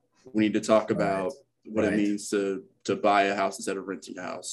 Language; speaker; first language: English; native; English